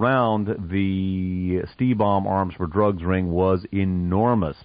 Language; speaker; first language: English; native; English